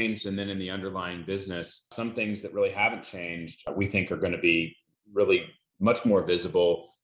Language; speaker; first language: English; native; English